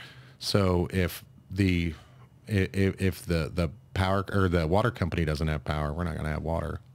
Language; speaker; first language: English; native; English